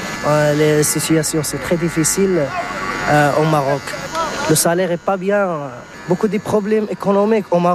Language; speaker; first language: French; non-native, learner; Arabic